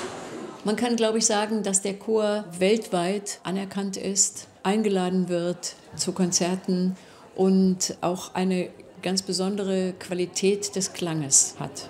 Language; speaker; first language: German; native; German